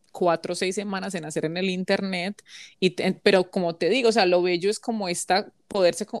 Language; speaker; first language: Spanish; early bilingual, heritage; Spanish